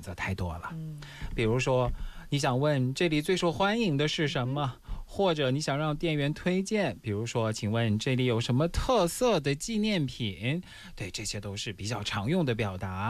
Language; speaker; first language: Chinese; native; Chinese